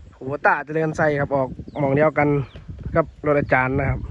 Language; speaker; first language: Thai; non-native, local second language; Northeastern Thai